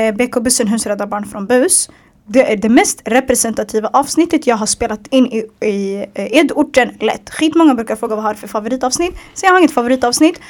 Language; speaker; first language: Swedish; early bilingual, other home language; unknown